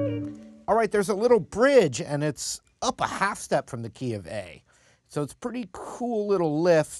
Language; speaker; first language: English; native; English